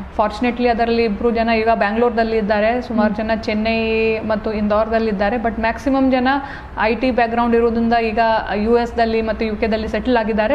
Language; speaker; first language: Kannada; non-native, fluent; Hindi